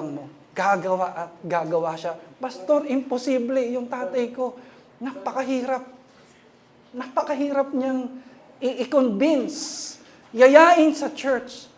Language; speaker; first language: Filipino; native; Filipino